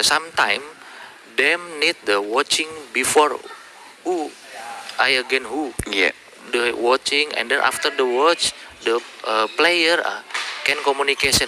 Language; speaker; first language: English; non-native, learner; Indonesian